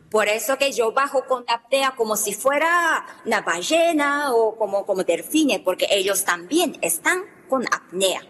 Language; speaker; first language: Spanish; non-native, fluent; Japanese